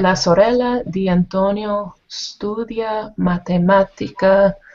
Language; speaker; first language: Italian; non-native, learner; English